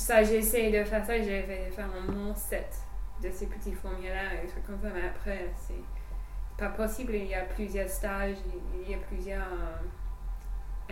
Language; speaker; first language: French; non-native, fluent; English